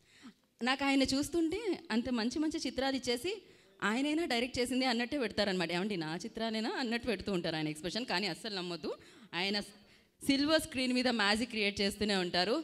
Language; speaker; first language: Telugu; native; Telugu